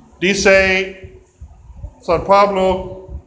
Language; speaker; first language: Spanish; non-native, fluent; English